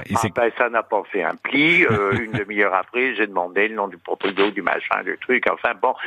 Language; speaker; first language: French; native; French